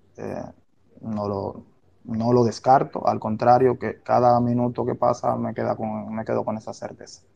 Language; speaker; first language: Spanish; native; Spanish